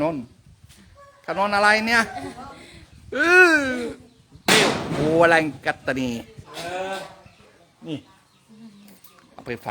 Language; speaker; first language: Thai; non-native, learner; French